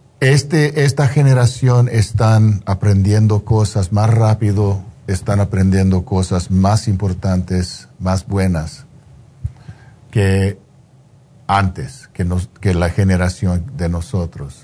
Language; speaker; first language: Spanish; non-native, fluent; English